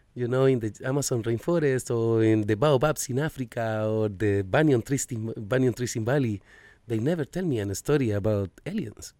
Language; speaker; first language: English; non-native, fluent; Spanish